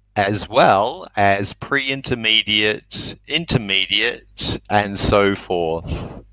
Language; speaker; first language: English; native; English